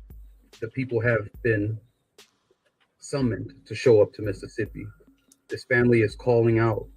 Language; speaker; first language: English; native; English